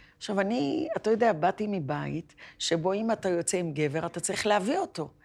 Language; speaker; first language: Hebrew; early bilingual, other home language; Arabic